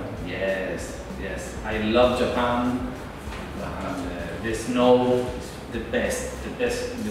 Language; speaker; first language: English; non-native, learner; Spanish